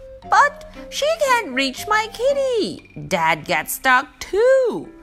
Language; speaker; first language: English; non-native, fluent; Chinese